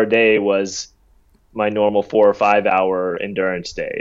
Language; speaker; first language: English; native; English